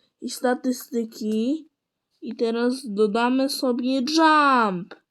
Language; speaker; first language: Polish; native; Polish